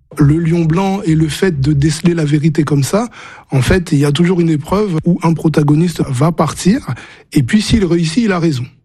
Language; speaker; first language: French; early bilingual, other home language; Haitian Creole